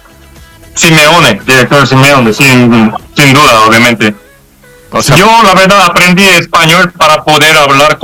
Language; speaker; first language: Spanish; non-native, learner; Korean